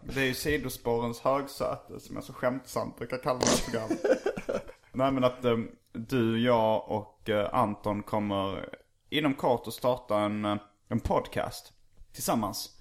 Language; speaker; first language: Swedish; native; Swedish